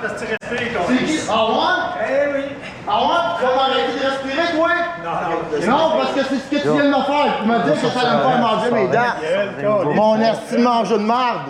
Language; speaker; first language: French; native; French